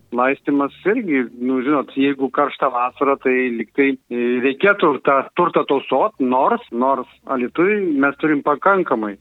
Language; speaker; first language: Lithuanian; native; Lithuanian